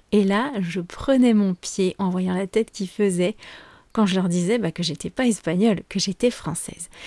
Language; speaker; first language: French; native; French